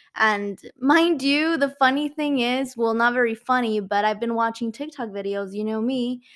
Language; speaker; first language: English; non-native, fluent; Spanish